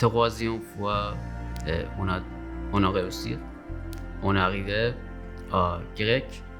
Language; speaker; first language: French; non-native, learner; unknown